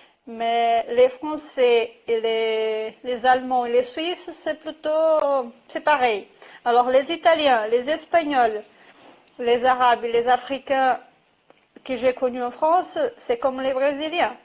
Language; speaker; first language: French; non-native, fluent; Portuguese